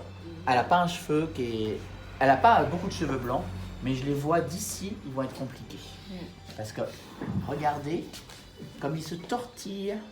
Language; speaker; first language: French; native; French